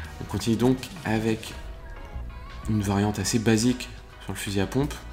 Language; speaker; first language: French; native; French